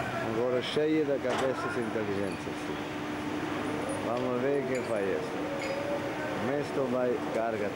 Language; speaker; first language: Portuguese; non-native, learner; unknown